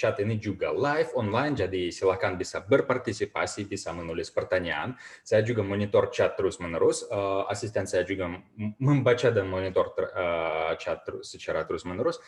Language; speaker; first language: Indonesian; non-native, fluent; Russian